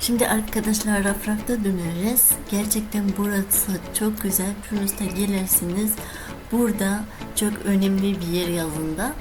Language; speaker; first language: Turkish; non-native, learner; Arabic